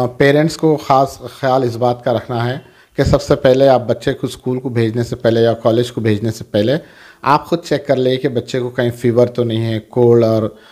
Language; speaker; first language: Urdu; native; Urdu